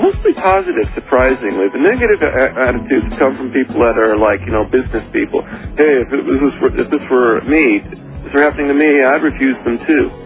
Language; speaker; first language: English; native; English